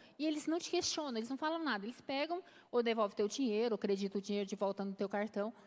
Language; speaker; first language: Portuguese; native; Portuguese